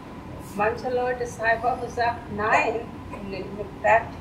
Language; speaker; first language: German; non-native, learner; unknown